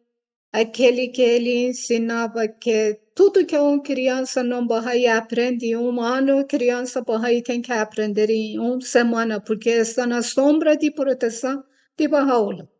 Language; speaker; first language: Portuguese; non-native, fluent; Persian